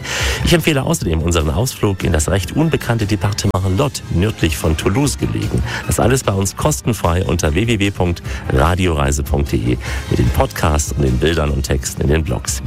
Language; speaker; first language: German; native; German